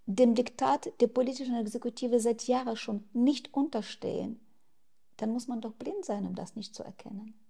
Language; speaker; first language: German; non-native, fluent; Russian